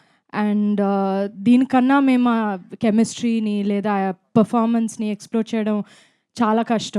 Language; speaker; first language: Telugu; non-native, fluent; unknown